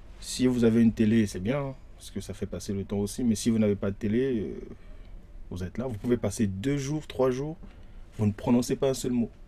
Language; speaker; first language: French; non-native, local second language; Lingala